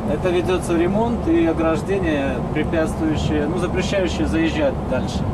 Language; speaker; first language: Russian; native; Russian